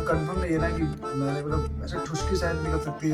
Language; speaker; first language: Hindi; native; Hindi